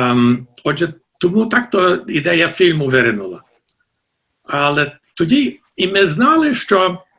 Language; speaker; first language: Ukrainian; early bilingual, heritage; Ukrainian